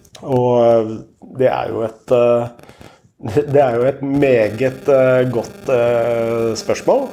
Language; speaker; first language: Norwegian; native; Norwegian